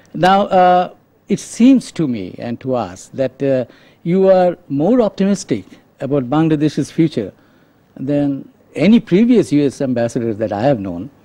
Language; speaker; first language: English; non-native, local second language; Bangla